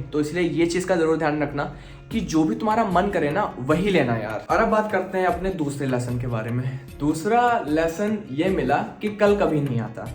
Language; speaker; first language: Hindi; native; Hindi